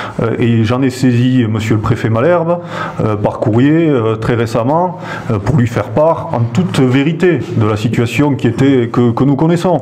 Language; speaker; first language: French; native; French